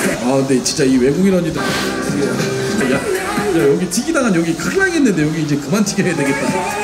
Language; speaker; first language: Korean; native; Korean